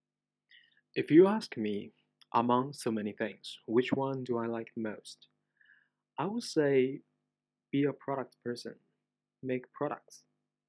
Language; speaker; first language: English; non-native, fluent; Chinese